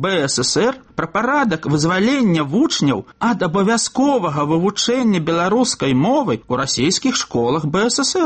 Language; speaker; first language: Belarusian; native; Belarusian